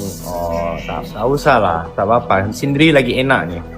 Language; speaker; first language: Indonesian; non-native, learner; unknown